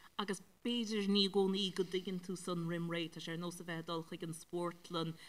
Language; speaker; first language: Irish; native; Irish